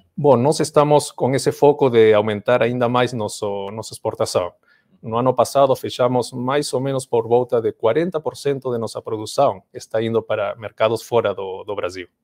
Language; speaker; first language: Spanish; native; Spanish